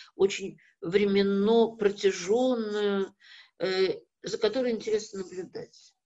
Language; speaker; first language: Russian; native; Russian